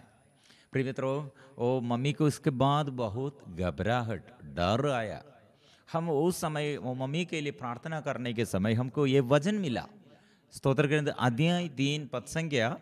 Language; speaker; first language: Hindi; non-native, local second language; Malayalam